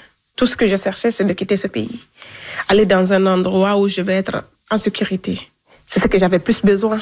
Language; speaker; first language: French; non-native, local second language; Fula